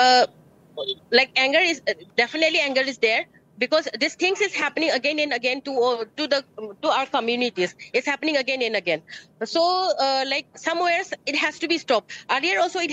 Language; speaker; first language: English; non-native, local second language; Manipuri